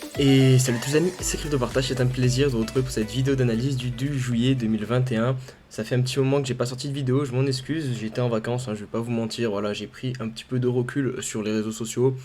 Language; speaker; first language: French; native; French